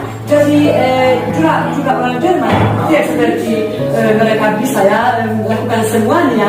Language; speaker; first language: Indonesian; non-native, fluent; Polish